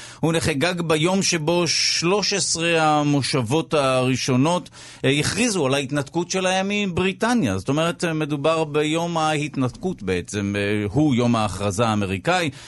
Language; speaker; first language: Hebrew; native; Hebrew